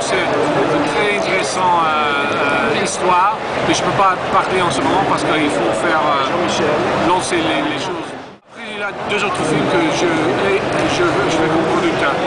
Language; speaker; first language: French; non-native, learner; English